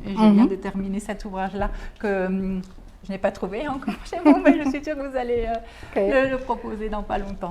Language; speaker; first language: French; native; French